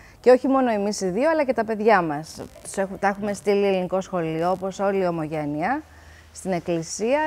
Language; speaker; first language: Greek; early bilingual, heritage; Greek